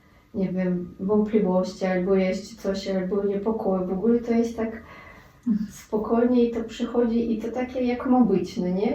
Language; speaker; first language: Polish; non-native, fluent; Russian